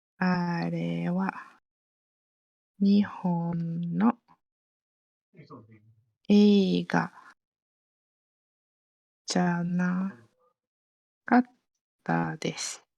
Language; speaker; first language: Japanese; non-native, fluent; Malay